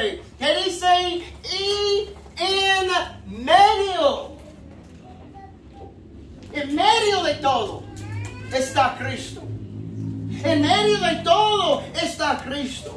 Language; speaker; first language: Spanish; non-native, fluent; English